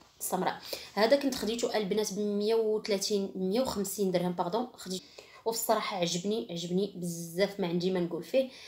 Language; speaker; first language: Arabic; native; Arabic